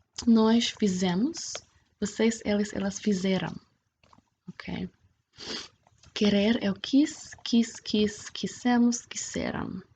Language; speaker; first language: Portuguese; non-native, fluent; English